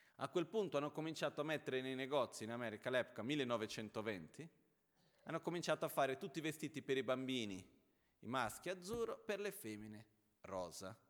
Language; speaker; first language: Italian; non-native, fluent; Portuguese